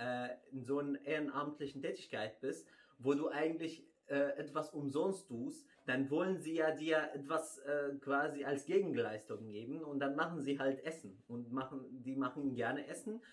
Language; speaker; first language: German; non-native, fluent; Arabic